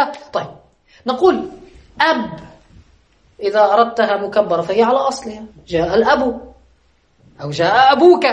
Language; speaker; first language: Arabic; native; Arabic